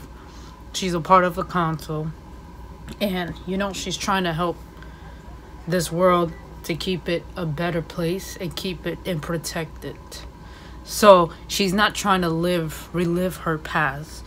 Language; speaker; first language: English; native; English